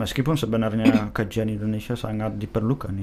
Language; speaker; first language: Indonesian; non-native, fluent; Czech